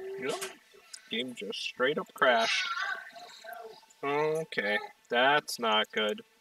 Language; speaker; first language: English; native; English